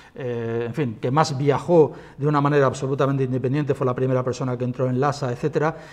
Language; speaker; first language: Spanish; native; Spanish